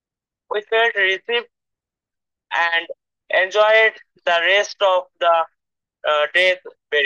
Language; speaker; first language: English; non-native, learner; Bangla